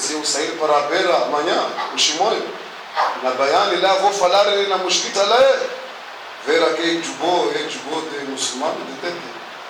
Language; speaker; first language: Portuguese; non-native, learner; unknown